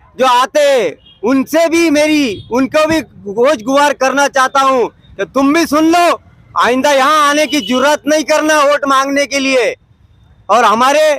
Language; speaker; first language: Hindi; non-native, local second language; Urdu